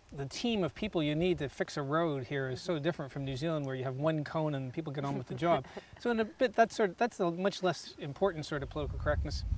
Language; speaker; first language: English; native; English